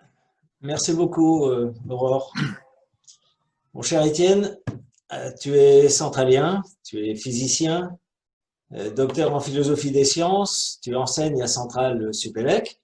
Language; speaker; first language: French; native; French